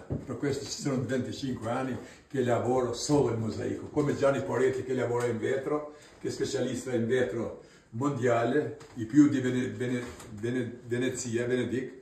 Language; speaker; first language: Italian; non-native, learner; Albanian